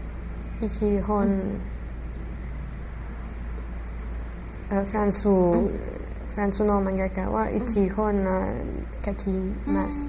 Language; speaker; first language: Japanese; non-native, learner; Spanish